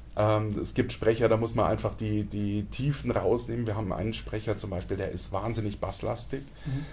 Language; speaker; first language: German; native; German